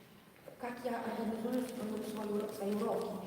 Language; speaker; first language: Russian; non-native, fluent; Italian